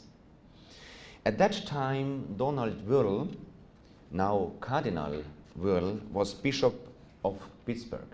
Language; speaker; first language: English; non-native, fluent; German